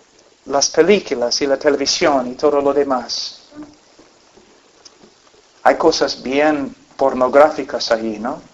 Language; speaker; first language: Spanish; non-native, fluent; English